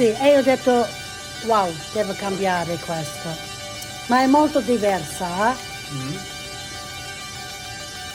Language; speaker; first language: Italian; non-native, learner; English